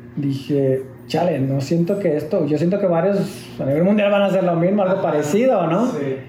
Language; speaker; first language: Spanish; native; Spanish